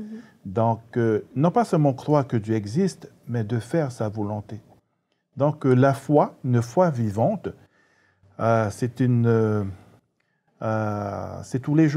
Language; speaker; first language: French; native; French